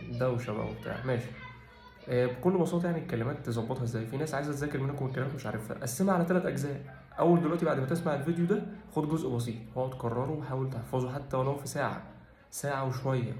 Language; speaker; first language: Arabic; native; Arabic